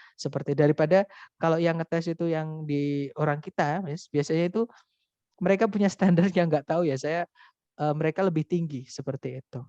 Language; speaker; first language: Indonesian; non-native, local second language; Javanese